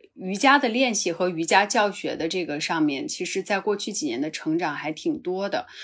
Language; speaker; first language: Chinese; native; Chinese